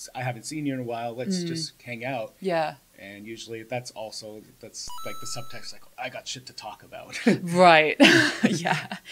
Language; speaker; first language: English; native; English